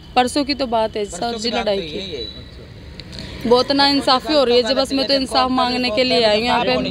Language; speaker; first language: Hindi; native; Hindi